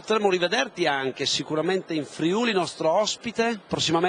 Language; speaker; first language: Italian; native; Italian